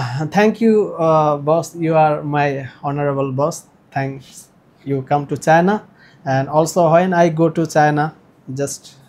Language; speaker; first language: English; non-native, learner; Bangla